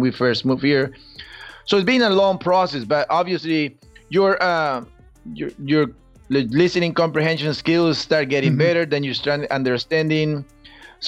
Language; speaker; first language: English; non-native, fluent; Spanish